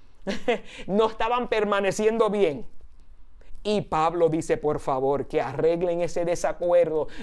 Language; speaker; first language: Spanish; early bilingual, heritage; Spanish